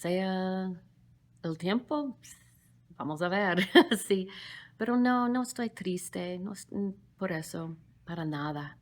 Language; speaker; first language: Spanish; non-native, fluent; English